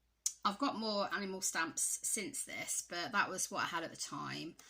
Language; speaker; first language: English; native; English